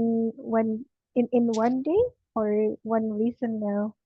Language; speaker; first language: English; non-native, learner; Indonesian